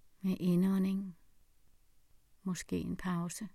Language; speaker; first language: Danish; native; Danish